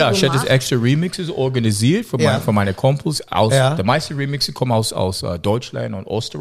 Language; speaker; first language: German; non-native, learner; English